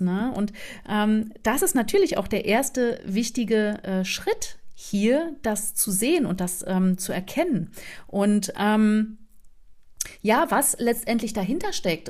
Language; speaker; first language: German; native; German